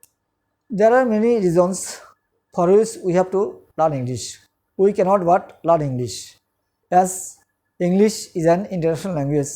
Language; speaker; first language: English; non-native, local second language; Bangla